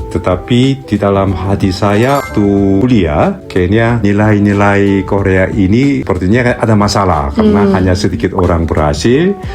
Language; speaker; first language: Indonesian; non-native, fluent; Korean